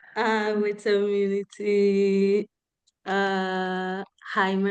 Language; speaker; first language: English; non-native, learner; Portuguese